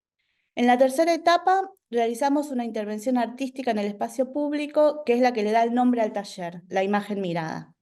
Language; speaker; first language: Spanish; native; Spanish